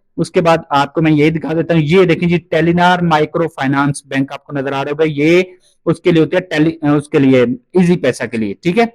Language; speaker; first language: Urdu; non-native, local second language; Punjabi